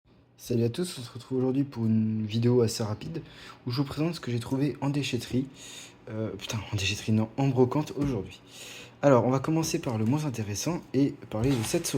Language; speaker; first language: French; native; French